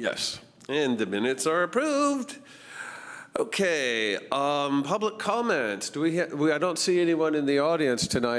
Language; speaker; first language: English; native; English